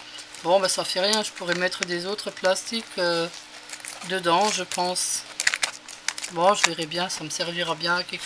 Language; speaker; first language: French; native; French